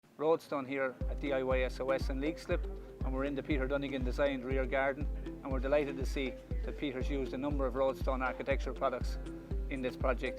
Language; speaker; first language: English; native; English